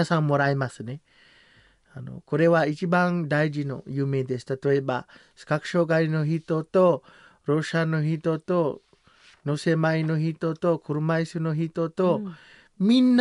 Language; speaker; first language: Japanese; non-native, learner; Samoan